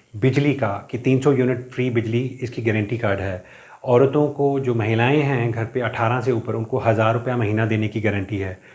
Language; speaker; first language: Hindi; non-native, local second language; Punjabi